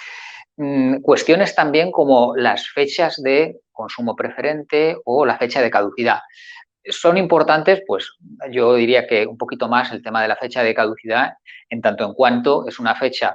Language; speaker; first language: Spanish; native; Spanish